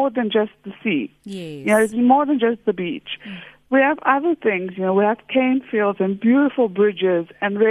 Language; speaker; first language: English; native; English